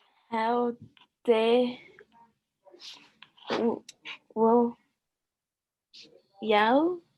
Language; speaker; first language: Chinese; non-native, learner; English